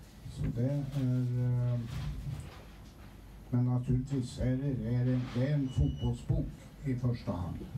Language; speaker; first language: Swedish; native; Swedish